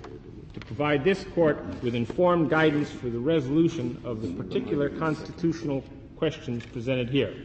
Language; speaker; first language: English; native; English